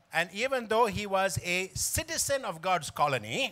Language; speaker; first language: English; non-native, local second language; Tamil